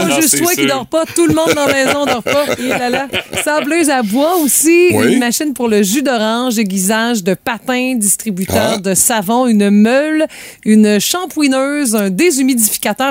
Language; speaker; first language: French; native; French